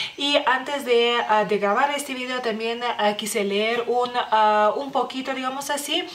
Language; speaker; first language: Spanish; non-native, fluent; Lithuanian